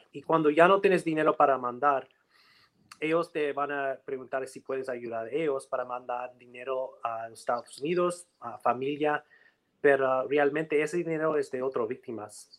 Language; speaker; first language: Spanish; non-native, learner; English